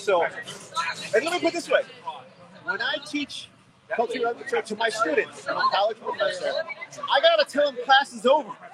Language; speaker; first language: English; early bilingual, other home language; Spanish